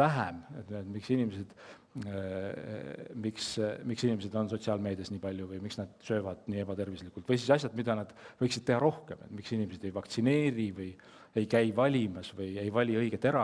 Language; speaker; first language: Estonian; native; Estonian